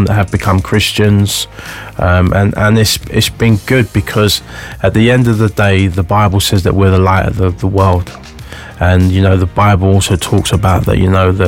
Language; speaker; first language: English; native; English